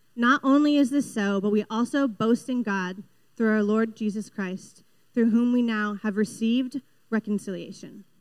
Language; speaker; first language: English; native; English